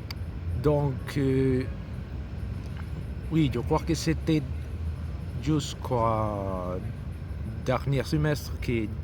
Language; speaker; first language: French; non-native, learner; Spanish